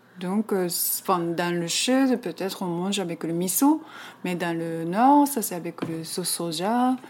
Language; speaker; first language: French; non-native, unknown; Japanese